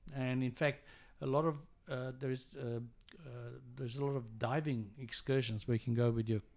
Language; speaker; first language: English; early bilingual, other home language; Croatian